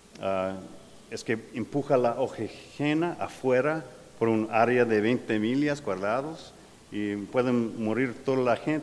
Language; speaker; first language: Spanish; non-native, learner; English